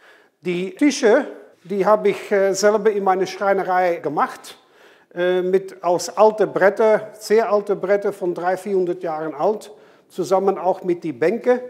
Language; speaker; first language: German; non-native, fluent; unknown